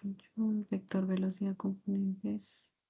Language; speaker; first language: Spanish; native; Spanish